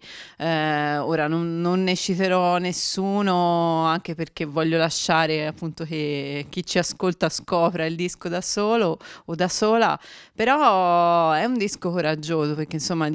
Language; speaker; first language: Italian; native; Italian